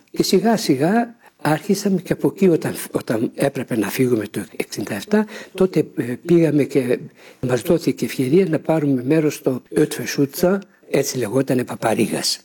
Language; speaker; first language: Greek; early bilingual, heritage; Greek